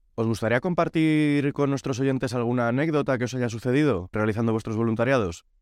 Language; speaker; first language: Spanish; native; Spanish